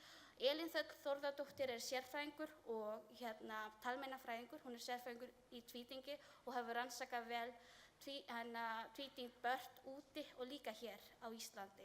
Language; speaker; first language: Icelandic; non-native, learner; Filipino